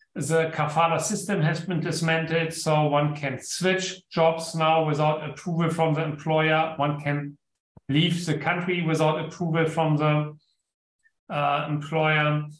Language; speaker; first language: English; non-native, fluent; German